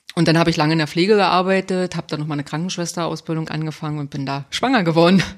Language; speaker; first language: German; native; German